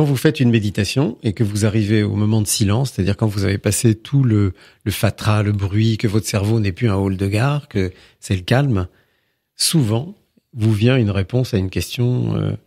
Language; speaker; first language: French; native; French